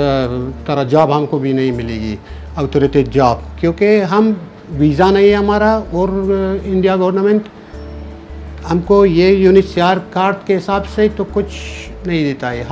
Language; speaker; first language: Hindi; non-native, fluent; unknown